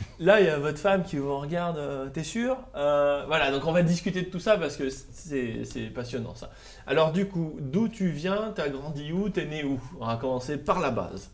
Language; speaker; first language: French; native; French